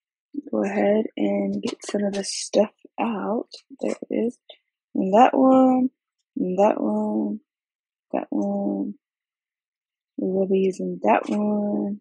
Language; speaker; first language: English; native; English